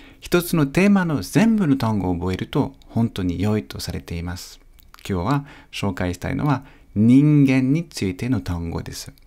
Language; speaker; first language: Japanese; non-native, fluent; French